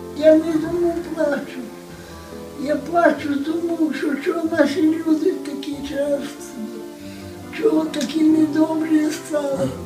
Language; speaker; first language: Ukrainian; native; Ukrainian